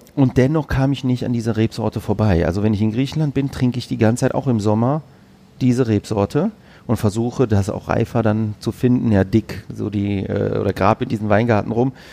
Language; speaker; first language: German; early bilingual, other home language; Greek